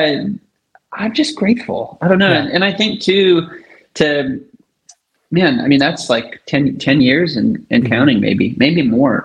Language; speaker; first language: English; native; English